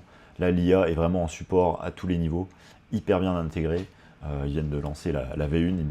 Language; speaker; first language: French; native; French